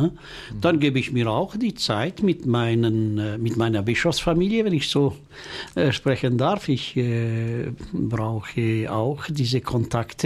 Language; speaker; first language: German; non-native, local second language; French